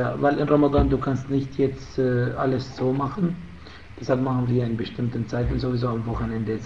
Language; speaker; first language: German; non-native, fluent; Arabic